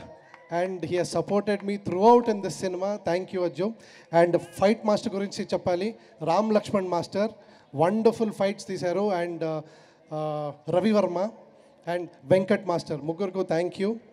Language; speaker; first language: Telugu; non-native, learner; Kannada